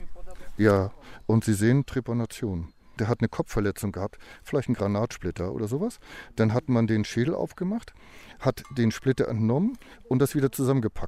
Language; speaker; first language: German; native; German